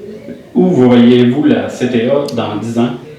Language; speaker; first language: French; native; French